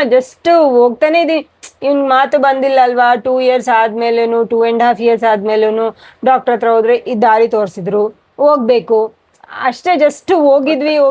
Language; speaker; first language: Kannada; non-native, local second language; Telugu